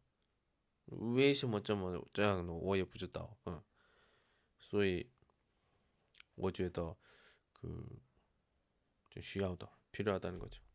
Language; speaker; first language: Chinese; non-native, learner; Korean